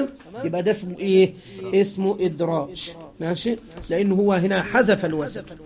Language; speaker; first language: Arabic; native; Arabic